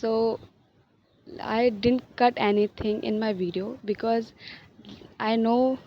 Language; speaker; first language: English; non-native, learner; Hindi